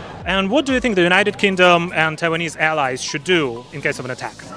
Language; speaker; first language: English; non-native, fluent; Polish